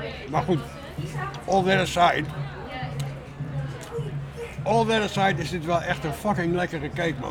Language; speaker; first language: Dutch; native; Dutch